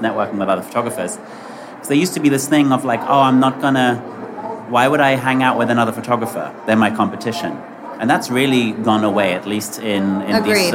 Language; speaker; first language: English; native; English